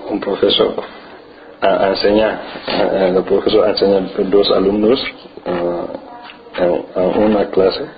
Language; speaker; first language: Spanish; non-native, learner; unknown